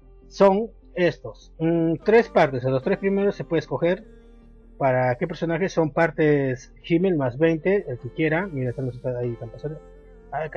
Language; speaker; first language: Spanish; native; Spanish